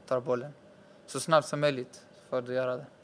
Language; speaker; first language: Swedish; early bilingual, other home language; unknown